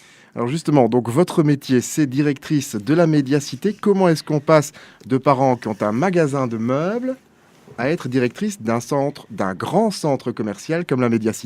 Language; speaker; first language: French; native; French